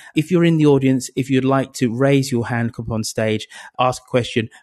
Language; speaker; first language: English; native; English